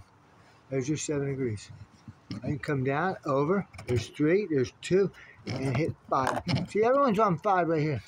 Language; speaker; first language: English; native; English